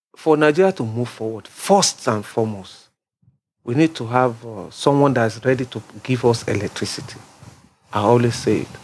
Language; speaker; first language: English; non-native, local second language; Yoruba